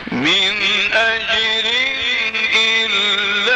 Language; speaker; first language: Arabic; native; Arabic